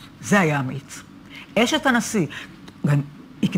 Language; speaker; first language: Hebrew; native; Hebrew